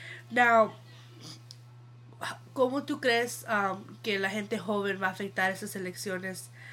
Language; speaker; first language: Spanish; early bilingual, heritage; Spanish